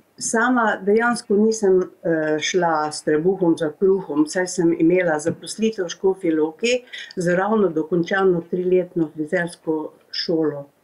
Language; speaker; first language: Slovenian; native; Slovenian